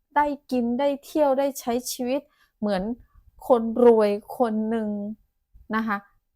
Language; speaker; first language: Thai; non-native, local second language; Chinese